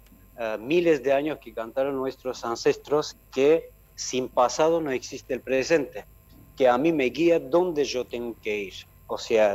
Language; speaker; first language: Spanish; non-native, fluent; Armenian